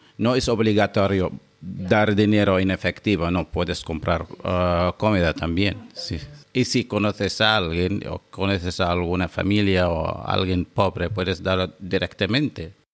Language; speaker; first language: Spanish; non-native, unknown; Arabic